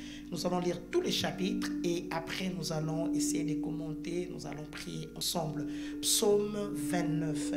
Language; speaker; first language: French; non-native, local second language; Lingala